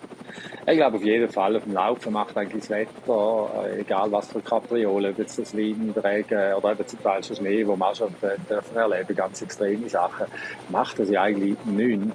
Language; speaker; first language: German; native; German